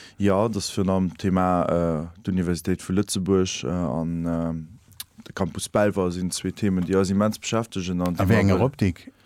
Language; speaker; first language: Luxembourgish; native; Luxembourgish